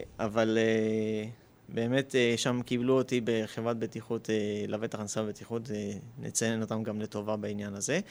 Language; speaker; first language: Hebrew; early bilingual, other home language; Russian